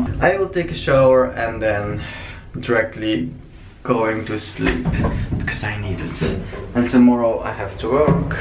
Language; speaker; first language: English; non-native, fluent; Dutch